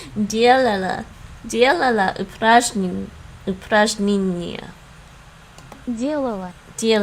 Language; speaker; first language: Russian; non-native, learner; English